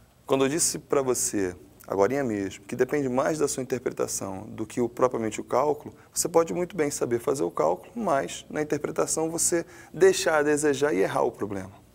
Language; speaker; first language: Portuguese; native; Portuguese